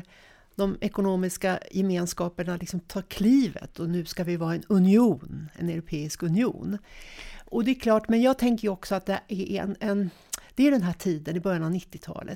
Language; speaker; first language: Swedish; native; Swedish